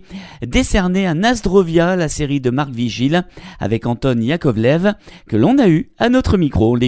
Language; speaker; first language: French; native; French